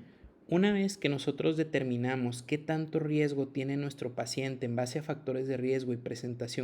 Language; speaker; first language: Spanish; native; Spanish